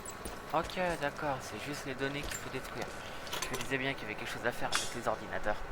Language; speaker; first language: French; native; French